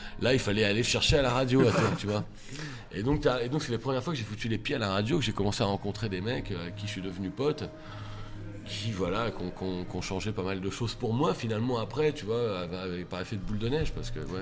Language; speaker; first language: French; native; French